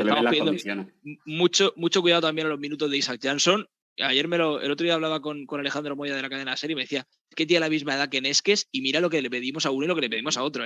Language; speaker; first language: Spanish; native; Spanish